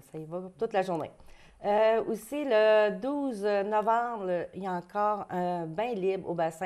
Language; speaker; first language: French; native; French